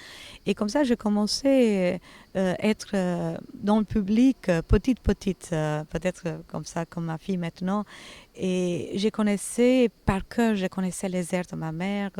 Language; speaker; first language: French; non-native, fluent; Albanian